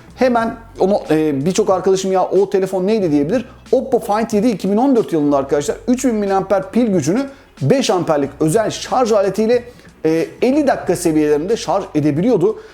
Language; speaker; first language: Turkish; native; Turkish